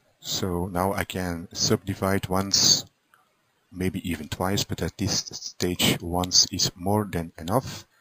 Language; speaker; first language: English; non-native, fluent; Dutch